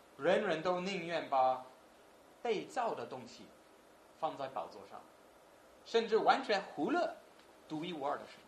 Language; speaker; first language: Chinese; non-native, fluent; English